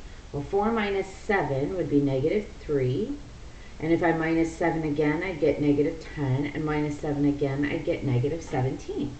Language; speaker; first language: English; native; English